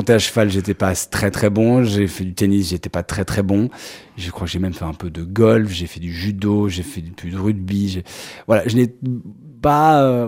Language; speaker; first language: French; native; French